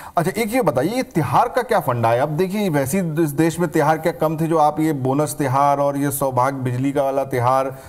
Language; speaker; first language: Hindi; native; Hindi